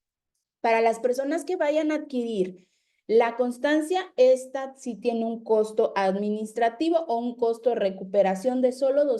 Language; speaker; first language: Spanish; native; Spanish